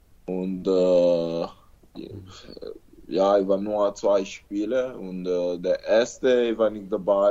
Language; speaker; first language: German; non-native, learner; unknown